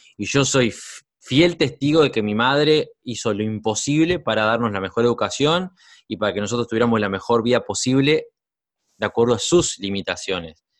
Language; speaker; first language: Spanish; native; Spanish